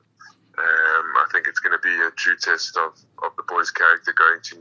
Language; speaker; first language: English; native; English